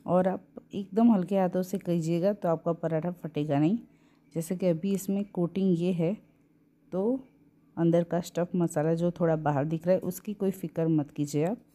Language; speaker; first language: Hindi; non-native, local second language; Gujarati